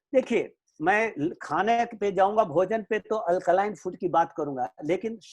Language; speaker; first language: Hindi; native; Hindi